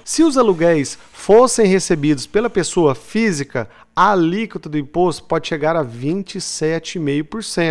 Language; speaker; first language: Portuguese; native; Portuguese